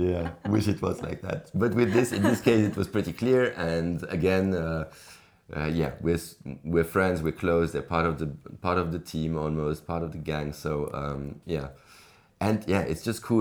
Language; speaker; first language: English; non-native, fluent; French